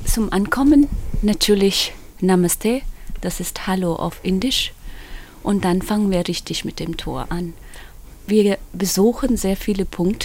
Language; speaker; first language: German; non-native, learner; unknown